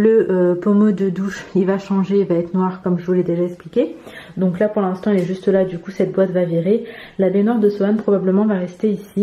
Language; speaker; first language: French; native; French